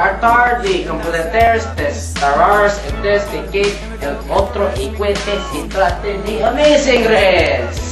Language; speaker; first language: Spanish; non-native, learner; English